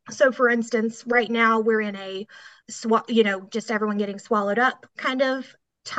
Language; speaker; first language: English; native; English